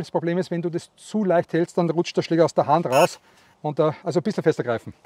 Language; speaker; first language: German; native; German